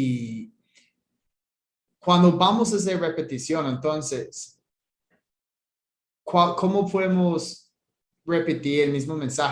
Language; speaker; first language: Spanish; non-native, fluent; English